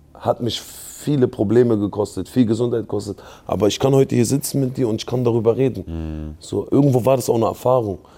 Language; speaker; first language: German; native; German